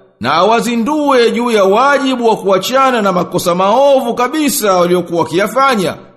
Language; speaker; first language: Swahili; native; Swahili